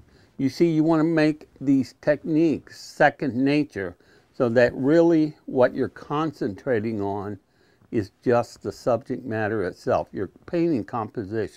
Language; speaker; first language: English; native; English